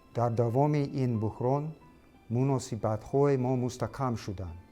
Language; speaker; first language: Tajik; non-native, learner; English